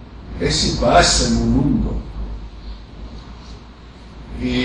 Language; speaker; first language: Spanish; non-native, learner; Portuguese